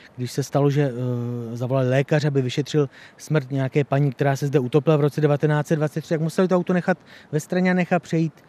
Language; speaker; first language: Czech; native; Czech